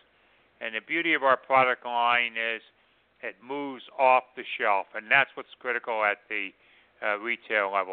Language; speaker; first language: English; native; English